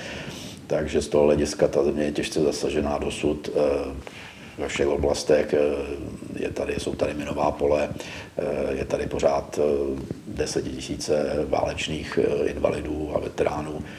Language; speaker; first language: Czech; native; Czech